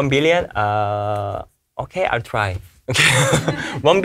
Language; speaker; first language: English; non-native, learner; Korean